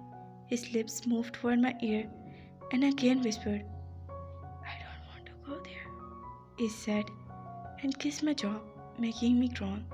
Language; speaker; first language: English; non-native, local second language; Urdu